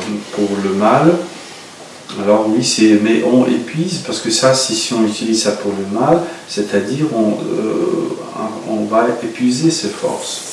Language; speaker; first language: French; non-native, fluent; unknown